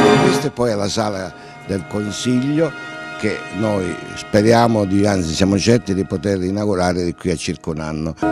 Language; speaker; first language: Italian; native; Italian